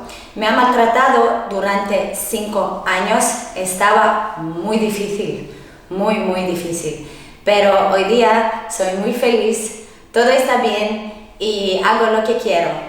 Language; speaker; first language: Spanish; non-native, learner; French